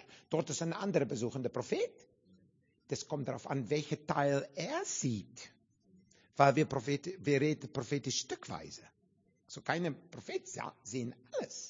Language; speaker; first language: German; non-native, learner; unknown